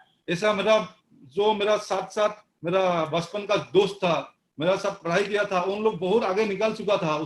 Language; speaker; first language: Hindi; non-native, local second language; Assamese